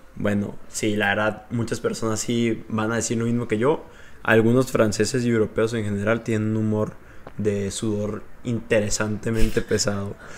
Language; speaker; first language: Spanish; native; Spanish